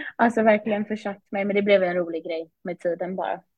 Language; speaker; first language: Swedish; native; Swedish